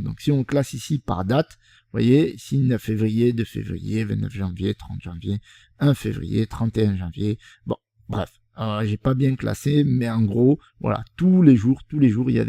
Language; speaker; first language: French; native; French